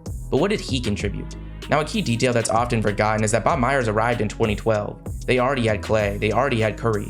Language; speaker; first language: English; native; English